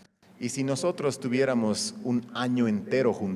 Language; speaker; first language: Spanish; native; Spanish